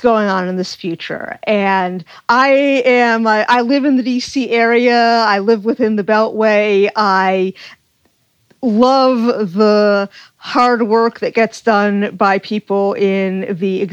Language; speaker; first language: English; native; English